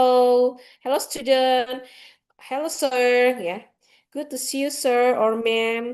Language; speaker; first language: English; non-native, learner; Indonesian